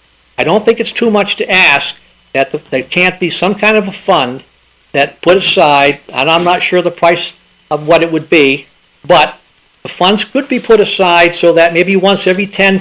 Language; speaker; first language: English; native; English